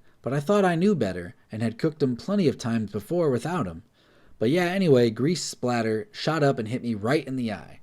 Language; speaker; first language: English; native; English